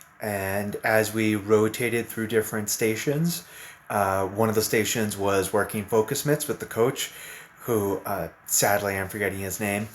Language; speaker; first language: English; native; English